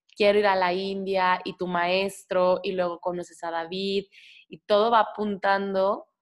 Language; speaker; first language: Spanish; native; Spanish